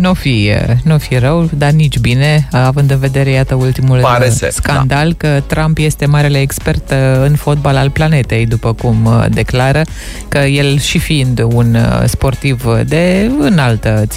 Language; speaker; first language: Romanian; native; Romanian